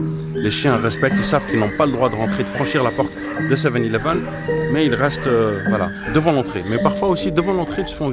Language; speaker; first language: French; native; French